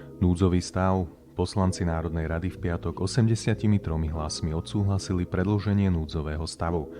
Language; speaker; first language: Slovak; native; Slovak